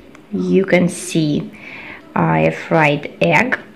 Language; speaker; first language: English; non-native, fluent; Russian